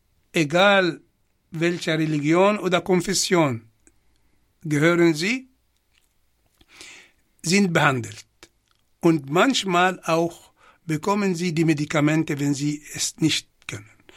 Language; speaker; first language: German; non-native, fluent; Arabic